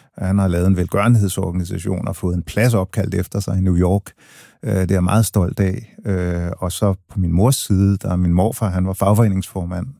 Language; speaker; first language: Danish; early bilingual, other home language; English